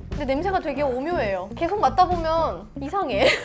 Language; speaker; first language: Korean; non-native, fluent; Russian